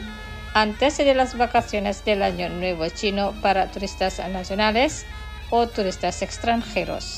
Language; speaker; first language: Spanish; non-native, fluent; Indonesian